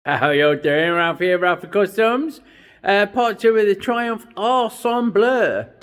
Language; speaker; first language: English; native; English